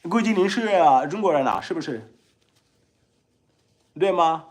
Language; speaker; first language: Chinese; non-native, learner; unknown